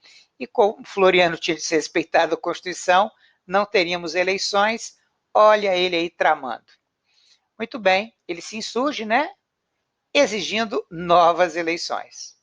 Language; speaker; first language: Portuguese; native; Portuguese